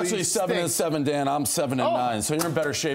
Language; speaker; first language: English; native; English